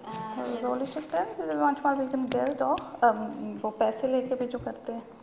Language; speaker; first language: German; non-native, learner; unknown